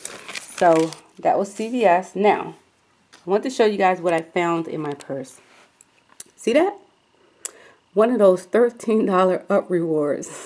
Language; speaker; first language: English; native; English